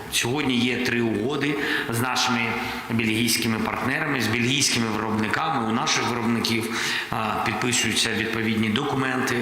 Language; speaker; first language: Ukrainian; non-native, local second language; Russian